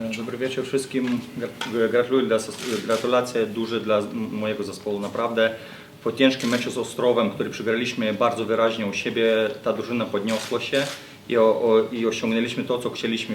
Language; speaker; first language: Polish; non-native, fluent; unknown